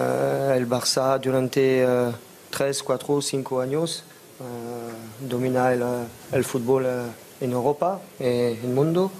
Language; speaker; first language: Spanish; non-native, learner; French